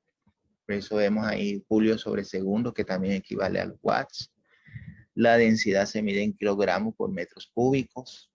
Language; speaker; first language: Spanish; native; Spanish